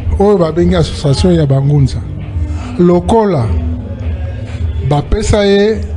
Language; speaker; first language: Lingala; non-native, local second language; Kongo